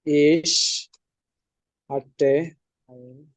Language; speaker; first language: German; non-native, fluent; Bangla